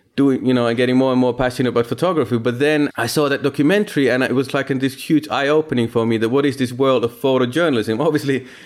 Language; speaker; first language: English; non-native, fluent; Finnish